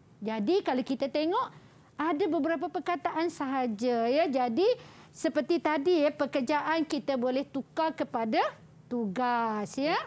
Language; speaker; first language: Malay; native; Malay